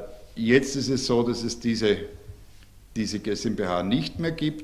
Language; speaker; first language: German; native; German